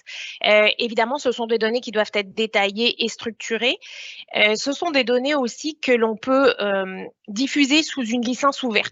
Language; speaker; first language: French; native; French